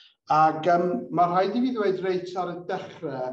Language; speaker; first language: Welsh; native; Welsh